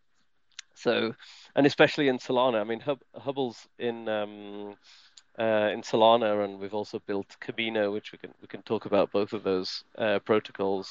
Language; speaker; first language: English; native; English